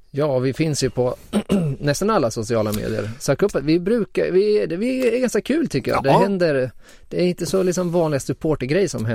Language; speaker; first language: Swedish; native; Swedish